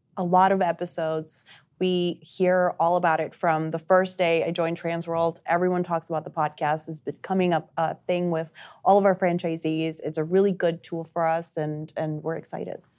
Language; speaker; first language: English; non-native, fluent; Spanish